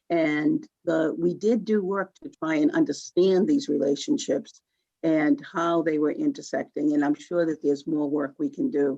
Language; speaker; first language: English; native; English